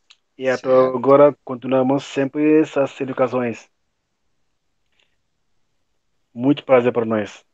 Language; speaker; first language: Portuguese; non-native, learner; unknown